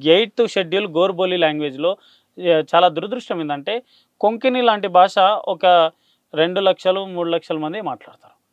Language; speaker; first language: Telugu; non-native, local second language; Lambadi